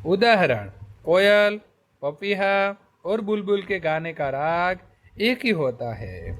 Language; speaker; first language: Hindi; non-native, local second language; Gujarati